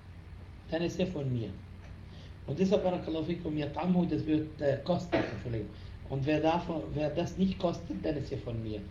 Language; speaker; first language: German; non-native, fluent; Arabic